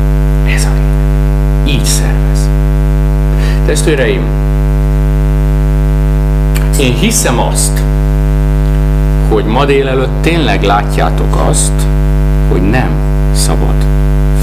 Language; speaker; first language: Hungarian; native; Hungarian